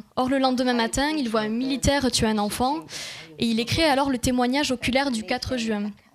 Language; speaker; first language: French; native; French